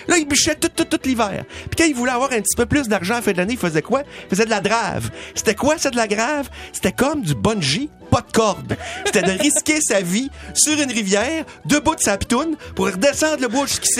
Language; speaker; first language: French; native; French